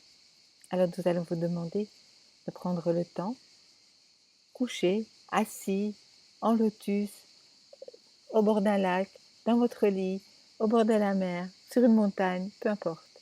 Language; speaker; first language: French; native; French